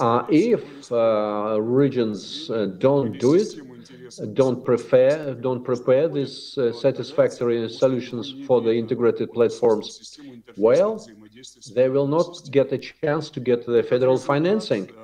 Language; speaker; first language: English; non-native, fluent; Russian